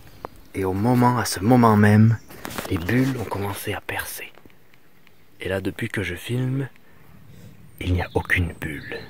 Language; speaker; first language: French; native; French